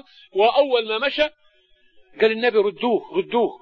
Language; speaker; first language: Arabic; native; Arabic